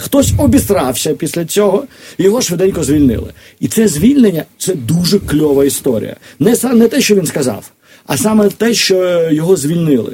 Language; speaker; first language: Ukrainian; native; Ukrainian